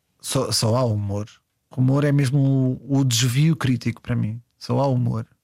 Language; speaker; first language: Portuguese; early bilingual, heritage; Portuguese